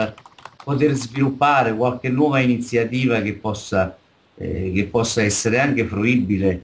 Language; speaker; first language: Italian; native; Italian